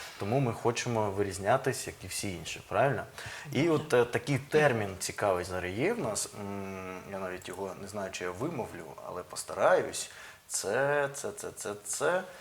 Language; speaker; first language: Ukrainian; native; Ukrainian